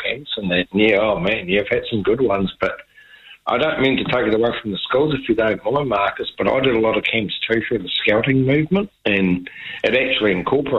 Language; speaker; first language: English; native; English